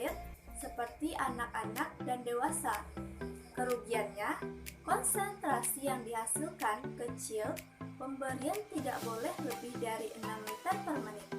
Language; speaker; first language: Indonesian; native; Indonesian